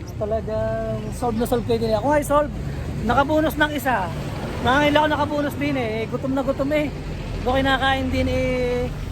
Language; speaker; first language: Filipino; native; Filipino